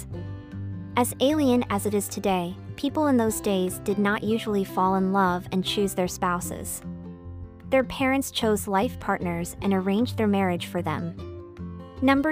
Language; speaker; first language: English; non-native, local second language; Cantonese